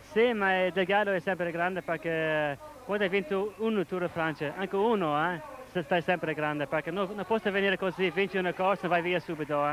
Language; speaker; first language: Italian; non-native, learner; English